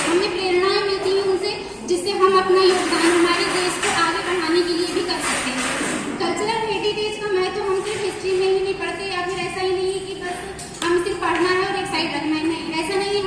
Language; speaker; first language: Hindi; native; Hindi